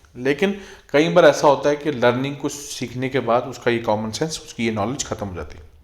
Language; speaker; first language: Urdu; native; Urdu